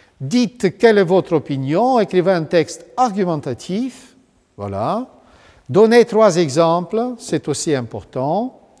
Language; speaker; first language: French; non-native, fluent; Romanian